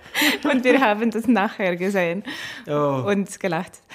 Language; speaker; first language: German; non-native, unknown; Estonian